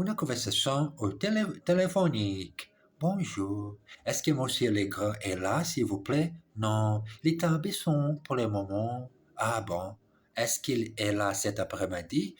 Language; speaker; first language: French; non-native, learner; English